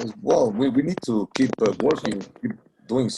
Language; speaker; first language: English; non-native, learner; Spanish